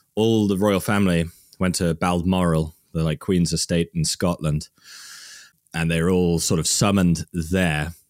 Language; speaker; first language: English; native; English